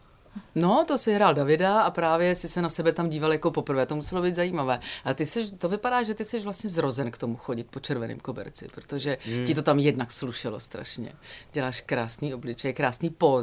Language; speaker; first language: Czech; native; Czech